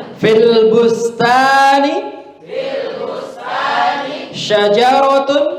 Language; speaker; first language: Arabic; non-native, fluent; Indonesian